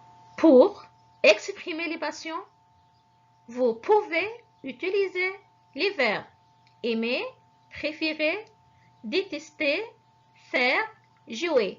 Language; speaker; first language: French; non-native, fluent; Arabic